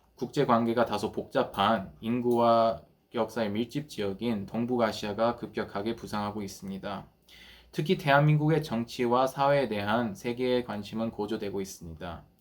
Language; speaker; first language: Korean; early bilingual, heritage; Korean